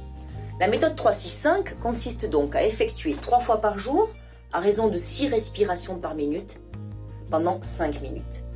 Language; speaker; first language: French; native; French